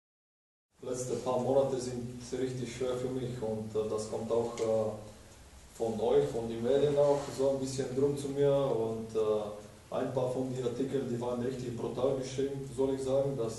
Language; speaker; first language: German; non-native, fluent; Bulgarian